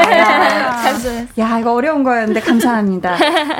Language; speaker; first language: Korean; native; Korean